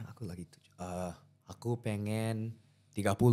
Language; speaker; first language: Indonesian; early bilingual, heritage; English